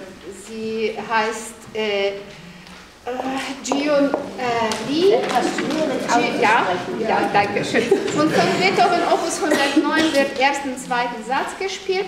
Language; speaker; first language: German; non-native, fluent; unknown